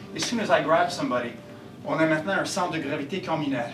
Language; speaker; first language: English; native; English